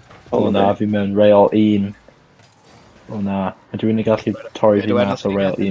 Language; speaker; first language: Welsh; non-native, local second language; English